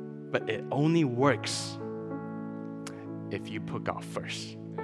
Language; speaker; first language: English; early bilingual, other home language; Chinese